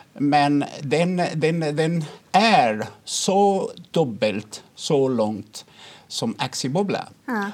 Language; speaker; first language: Swedish; non-native, fluent; Arabic